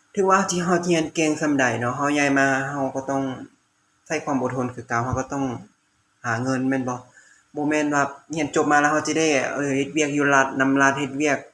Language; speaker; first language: Lao; native; Lao